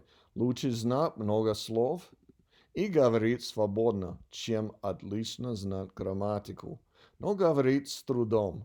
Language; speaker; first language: Russian; non-native, learner; English